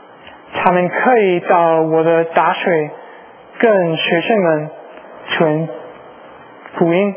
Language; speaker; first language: Chinese; non-native, learner; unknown